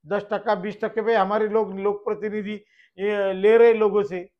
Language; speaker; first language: Hindi; non-native, local second language; Marathi